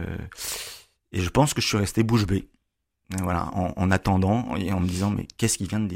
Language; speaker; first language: French; native; French